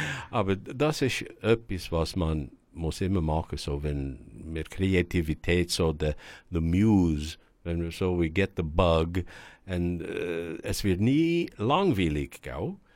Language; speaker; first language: German; non-native, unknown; English